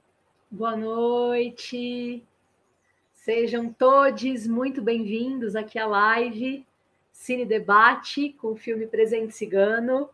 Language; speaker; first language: Portuguese; native; Portuguese